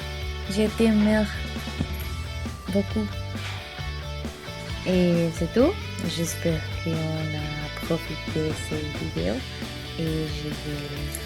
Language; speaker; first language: French; non-native, learner; Spanish